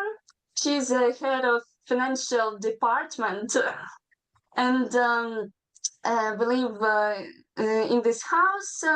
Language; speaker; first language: English; non-native, learner; Ukrainian